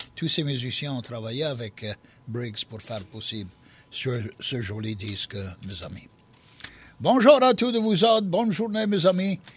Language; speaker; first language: French; early bilingual, heritage; French